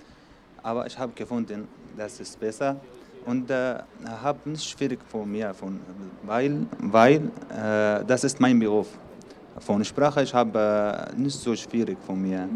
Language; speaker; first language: German; non-native, learner; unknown